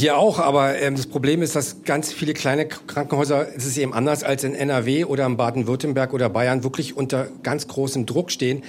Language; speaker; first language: German; native; German